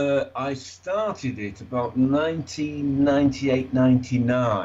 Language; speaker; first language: English; native; English